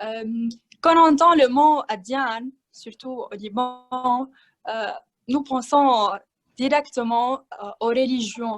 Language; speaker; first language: French; non-native, learner; Arabic